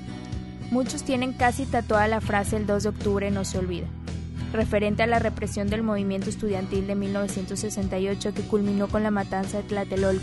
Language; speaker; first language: Spanish; native; Spanish